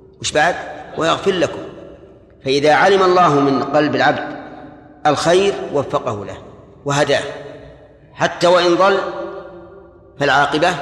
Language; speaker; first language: Arabic; native; Arabic